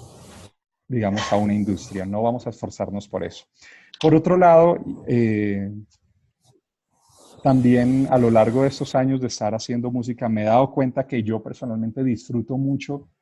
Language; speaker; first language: Spanish; native; Spanish